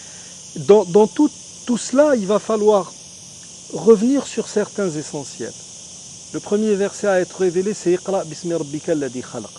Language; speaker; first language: French; non-native, local second language; Arabic